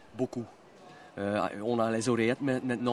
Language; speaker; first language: French; non-native, local second language; Dutch